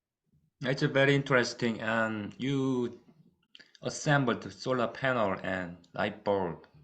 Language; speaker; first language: English; non-native, fluent; Korean